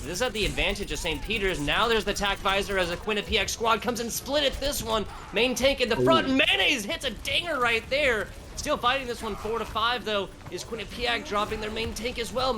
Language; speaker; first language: English; native; English